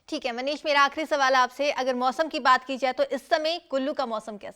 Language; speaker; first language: Hindi; native; Hindi